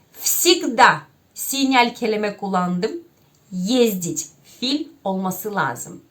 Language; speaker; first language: Turkish; non-native, fluent; Russian